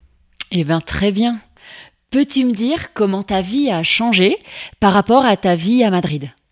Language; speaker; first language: French; native; French